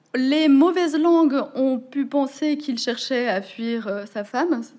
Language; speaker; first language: French; native; French